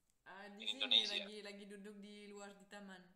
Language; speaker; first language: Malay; non-native, fluent; French